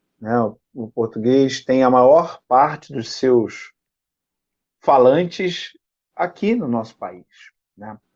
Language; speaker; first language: Portuguese; native; Portuguese